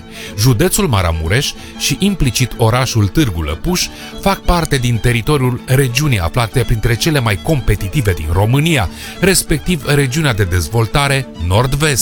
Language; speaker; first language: Romanian; native; Romanian